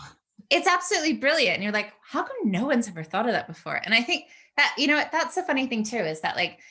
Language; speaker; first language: English; native; English